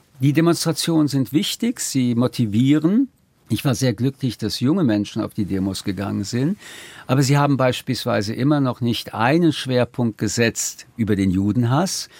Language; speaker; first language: German; early bilingual, other home language; French